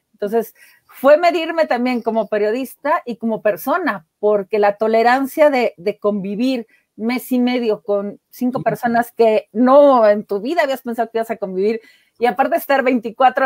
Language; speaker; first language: Spanish; native; Spanish